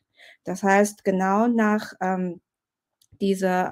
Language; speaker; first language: German; non-native, fluent; Chinese